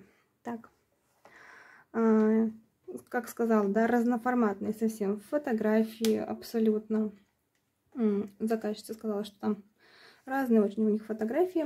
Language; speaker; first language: Russian; native; Russian